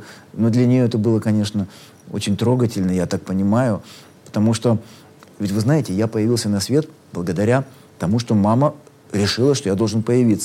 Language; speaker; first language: Russian; native; Russian